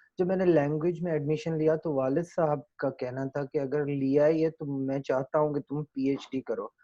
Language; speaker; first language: Urdu; non-native, local second language; Sindhi